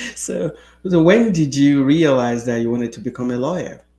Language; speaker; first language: English; non-native, local second language; Yoruba